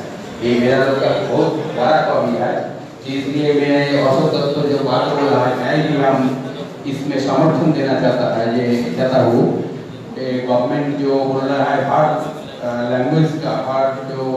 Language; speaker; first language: Hindi; non-native, local second language; Bangla